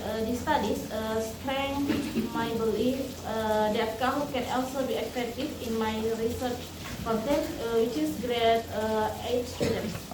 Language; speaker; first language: English; non-native, learner; Indonesian